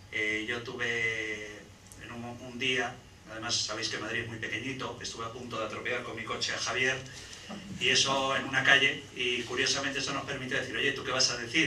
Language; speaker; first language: Spanish; native; Spanish